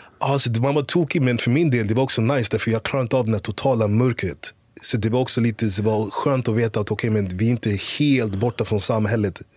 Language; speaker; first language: Swedish; early bilingual, other home language; English